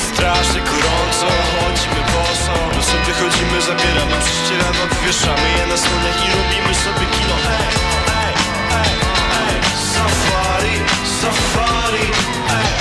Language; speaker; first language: Polish; native; Polish